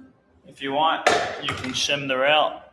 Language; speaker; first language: English; native; English